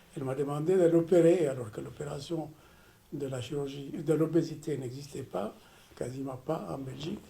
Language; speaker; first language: French; non-native, fluent; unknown